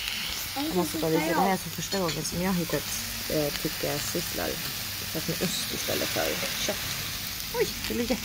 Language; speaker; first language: Swedish; native; Swedish